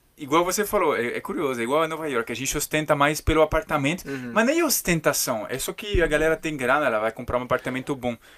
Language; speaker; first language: Portuguese; non-native, fluent; French